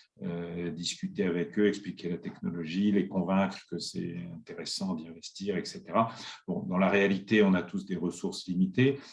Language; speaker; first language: French; native; French